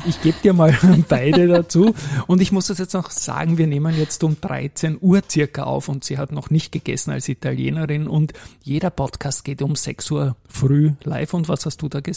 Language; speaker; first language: German; native; German